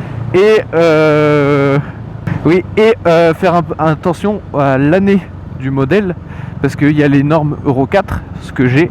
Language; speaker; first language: French; native; French